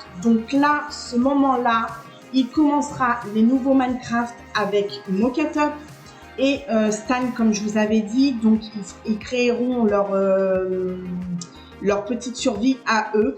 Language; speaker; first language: French; native; French